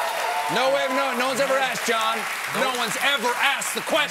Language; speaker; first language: English; native; English